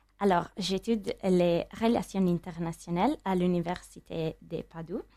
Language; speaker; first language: French; non-native, learner; Italian